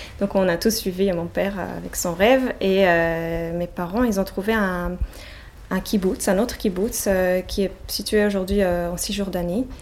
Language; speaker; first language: French; non-native, fluent; Hebrew